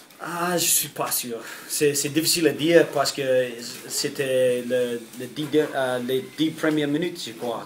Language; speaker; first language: French; non-native, fluent; English